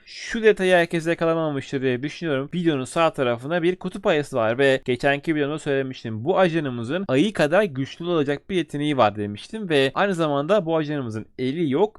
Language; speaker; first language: Turkish; native; Turkish